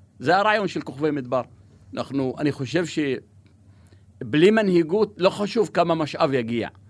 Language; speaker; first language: Hebrew; non-native, local second language; Arabic